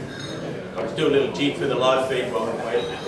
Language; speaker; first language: English; native; English